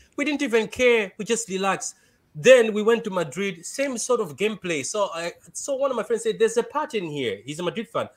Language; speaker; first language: English; non-native, local second language; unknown